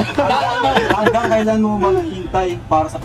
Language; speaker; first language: Filipino; native; Filipino